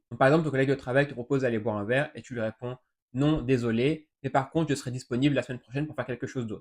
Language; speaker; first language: French; native; French